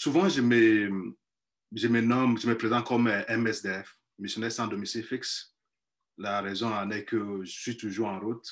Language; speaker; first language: French; non-native, fluent; Igbo